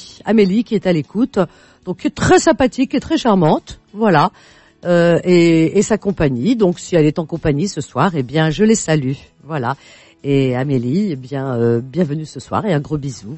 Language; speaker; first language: French; native; French